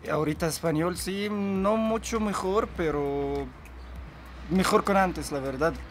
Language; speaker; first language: Spanish; non-native, learner; Arabic